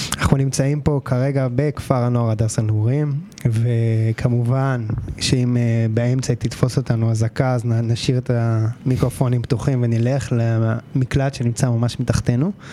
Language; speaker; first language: Hebrew; native; Hebrew